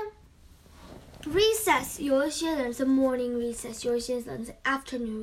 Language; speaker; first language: Chinese; early bilingual, heritage; Chinese